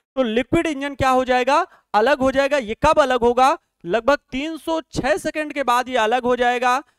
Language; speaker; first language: Hindi; native; Hindi